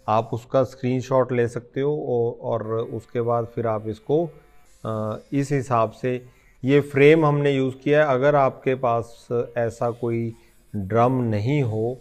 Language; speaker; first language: Hindi; non-native, local second language; Punjabi